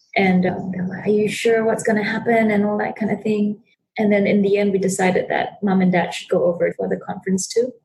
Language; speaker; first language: English; non-native, local second language; Chinese